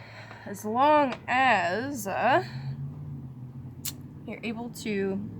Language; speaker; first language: English; native; English